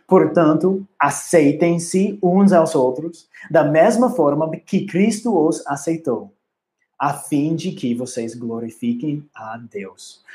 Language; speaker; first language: Portuguese; non-native, learner; English